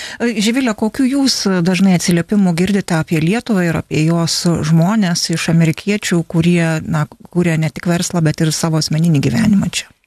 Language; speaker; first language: Lithuanian; native; Lithuanian